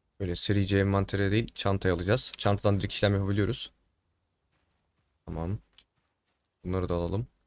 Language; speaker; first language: Turkish; native; Turkish